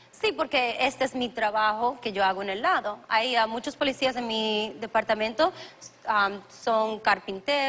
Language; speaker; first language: Spanish; early bilingual, other home language; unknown